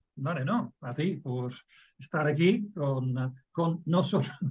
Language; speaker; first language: Spanish; non-native, fluent; English